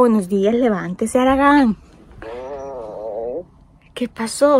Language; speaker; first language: Spanish; native; Spanish